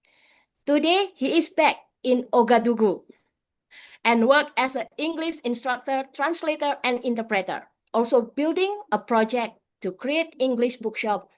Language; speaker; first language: English; non-native, fluent; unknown